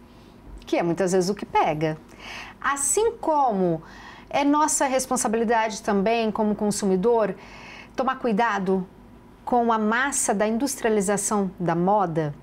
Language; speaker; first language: Portuguese; native; Portuguese